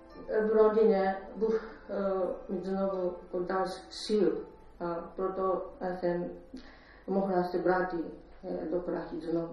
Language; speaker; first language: Czech; non-native, learner; Japanese